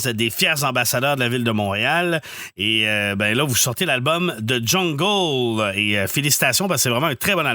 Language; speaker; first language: French; native; French